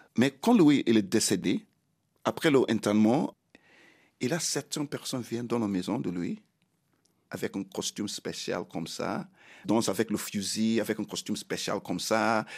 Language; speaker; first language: French; non-native, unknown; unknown